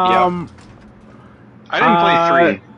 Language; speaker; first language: English; native; English